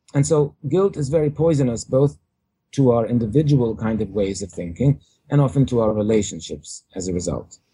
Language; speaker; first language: English; native; English